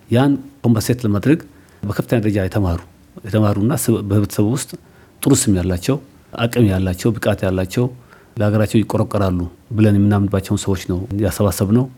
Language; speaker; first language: Amharic; non-native, local second language; Somali